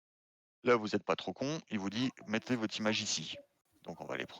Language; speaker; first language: French; native; French